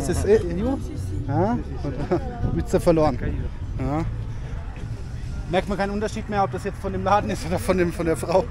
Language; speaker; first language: German; native; German